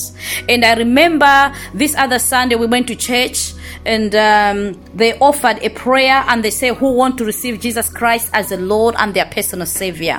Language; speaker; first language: English; non-native, local second language; Nyanja